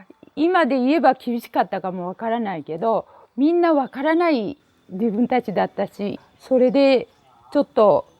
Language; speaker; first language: Japanese; native; Japanese